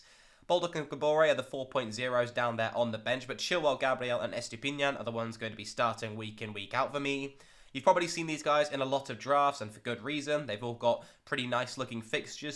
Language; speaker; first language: English; native; English